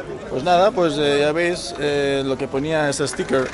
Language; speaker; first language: Spanish; native; Spanish